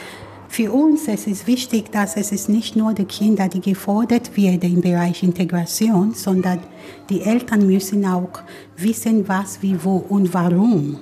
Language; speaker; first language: German; non-native, fluent; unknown